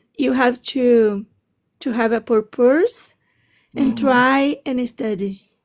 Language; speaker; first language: English; non-native, learner; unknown